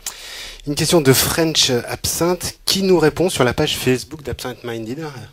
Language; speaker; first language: French; native; French